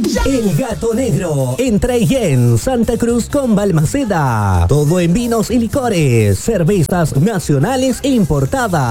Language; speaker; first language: Spanish; native; Spanish